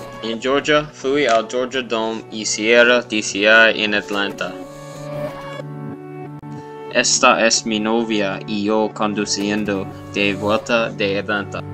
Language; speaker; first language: Spanish; non-native, learner; English